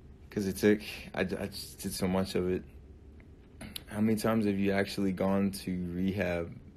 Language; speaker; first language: English; native; English